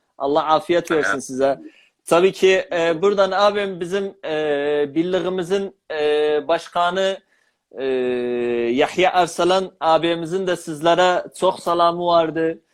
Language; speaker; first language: Turkish; native; Turkish